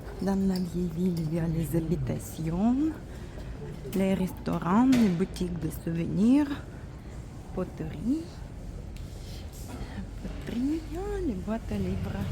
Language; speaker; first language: French; non-native, fluent; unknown